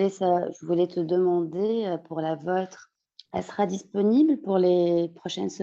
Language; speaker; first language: French; non-native, fluent; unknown